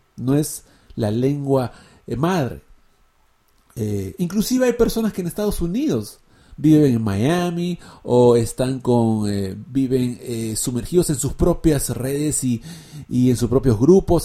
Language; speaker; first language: Spanish; early bilingual, heritage; Spanish